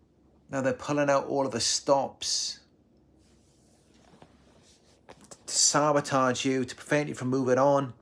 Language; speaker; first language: English; native; English